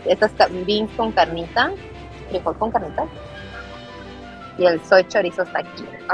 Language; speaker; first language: Spanish; early bilingual, heritage; Spanish